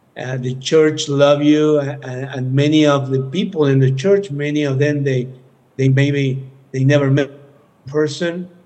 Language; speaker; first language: English; non-native, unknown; Spanish